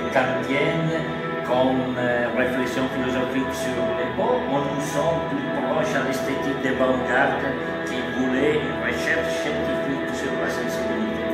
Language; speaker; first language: French; non-native, fluent; Italian